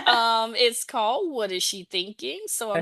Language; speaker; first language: English; native; English